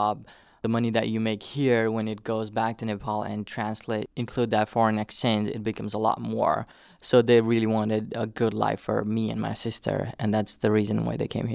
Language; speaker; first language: English; non-native, local second language; Nepali